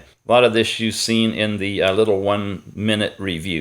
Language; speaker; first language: English; native; English